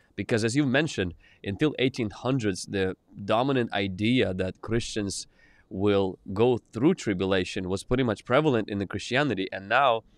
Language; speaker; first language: English; non-native, fluent; Ukrainian